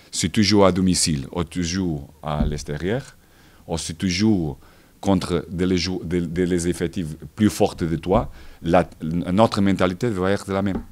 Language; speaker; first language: French; non-native, fluent; Portuguese